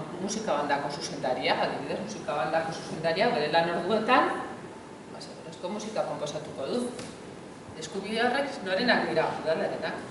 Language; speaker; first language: Basque; native; Basque